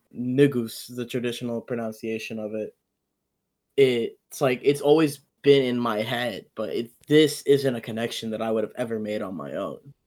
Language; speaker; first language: English; early bilingual, other home language; Amharic